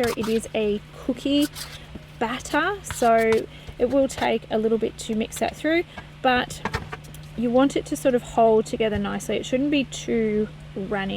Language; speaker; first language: English; native; English